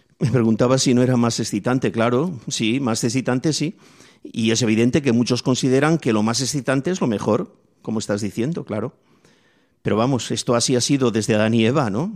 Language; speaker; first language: Spanish; native; Spanish